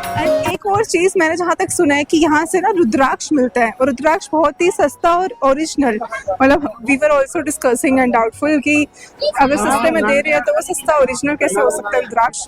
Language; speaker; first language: Hindi; native; Hindi